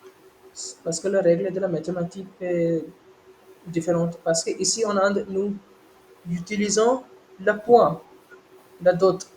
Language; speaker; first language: French; non-native, learner; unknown